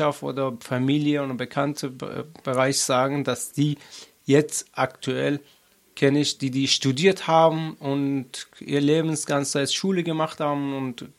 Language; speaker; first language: German; non-native, learner; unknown